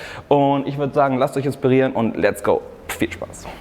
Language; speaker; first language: German; native; German